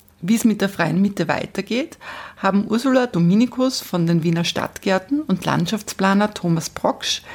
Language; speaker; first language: German; native; German